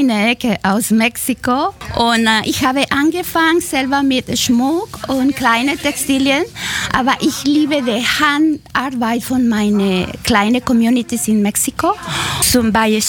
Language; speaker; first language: German; non-native, learner; Spanish